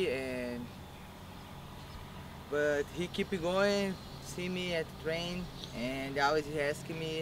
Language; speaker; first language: English; non-native, learner; Portuguese